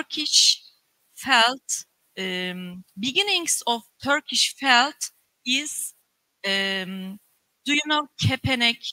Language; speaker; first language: English; non-native, learner; Turkish